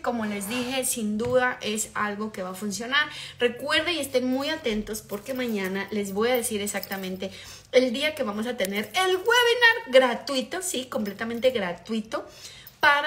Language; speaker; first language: Spanish; native; Spanish